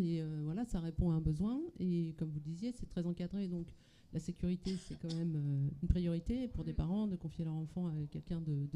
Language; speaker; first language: French; native; French